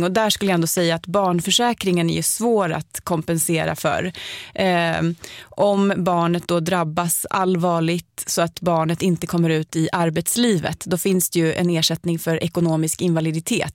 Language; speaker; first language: Swedish; native; Swedish